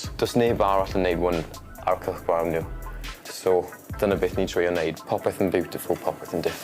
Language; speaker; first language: Welsh; non-native, learner; English